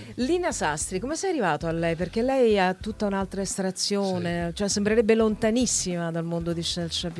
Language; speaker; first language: Italian; native; Italian